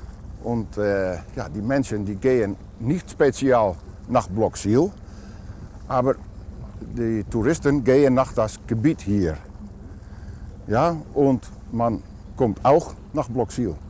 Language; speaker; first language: German; non-native, learner; Dutch